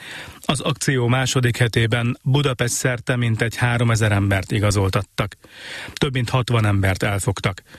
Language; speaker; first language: Hungarian; native; Hungarian